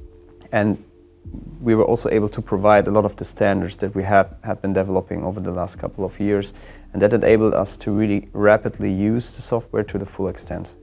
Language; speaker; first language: English; non-native, fluent; German